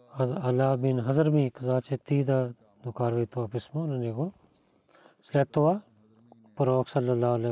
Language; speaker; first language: Bulgarian; non-native, learner; Urdu